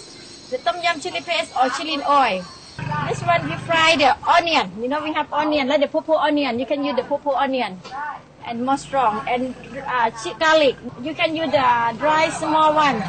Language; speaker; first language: English; non-native, learner; Thai